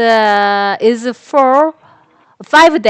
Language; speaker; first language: English; non-native, learner; Korean